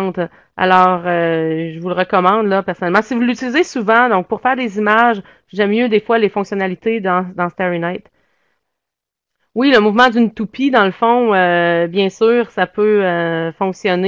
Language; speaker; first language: French; native; French